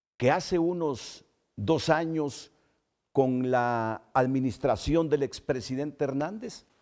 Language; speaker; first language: Spanish; native; Spanish